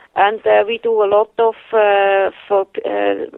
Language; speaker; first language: English; non-native, fluent; Swiss German